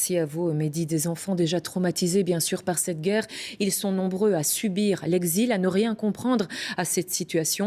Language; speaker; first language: French; native; French